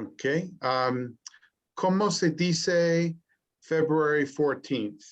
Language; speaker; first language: Spanish; non-native, learner; English